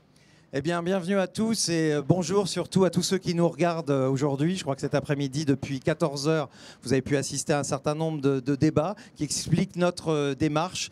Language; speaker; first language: French; native; French